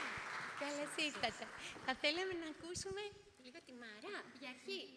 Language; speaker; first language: Greek; native; Greek